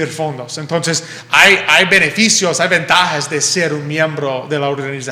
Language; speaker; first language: Spanish; early bilingual, heritage; English